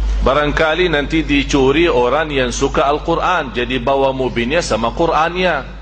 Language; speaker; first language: Malay; non-native, fluent; Arabic